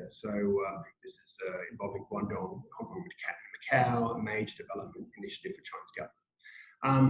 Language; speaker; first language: English; native; English